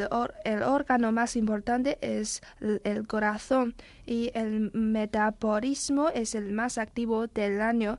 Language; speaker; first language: Spanish; non-native, learner; Chinese